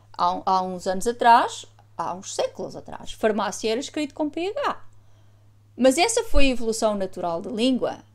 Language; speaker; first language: Portuguese; native; Portuguese